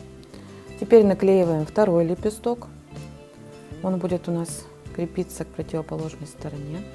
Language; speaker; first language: Russian; native; Russian